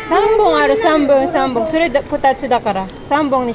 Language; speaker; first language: Japanese; non-native, fluent; Filipino